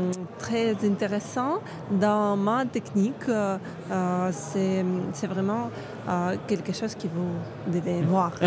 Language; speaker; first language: French; non-native, learner; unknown